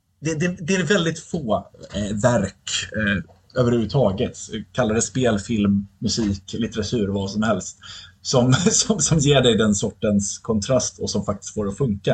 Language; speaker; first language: Swedish; native; Swedish